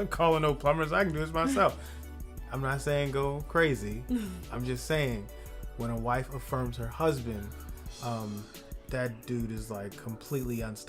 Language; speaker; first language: English; native; English